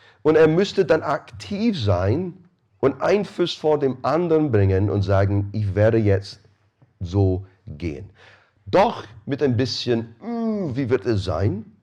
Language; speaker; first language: German; non-native, fluent; English